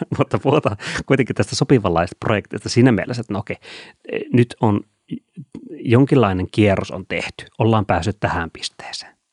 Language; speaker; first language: Finnish; native; Finnish